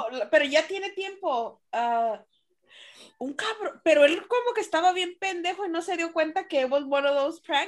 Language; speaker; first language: Spanish; early bilingual, heritage; Spanish